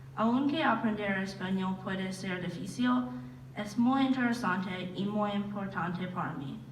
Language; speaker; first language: Spanish; non-native, learner; English